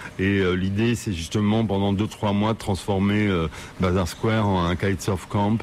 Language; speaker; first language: French; native; French